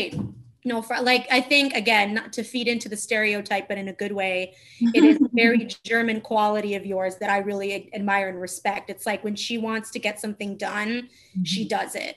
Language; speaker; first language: English; non-native, fluent; Italian